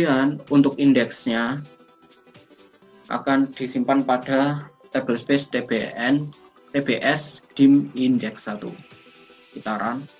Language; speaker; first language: Indonesian; native; Indonesian